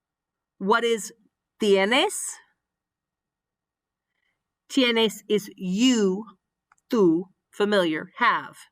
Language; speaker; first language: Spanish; non-native, fluent; English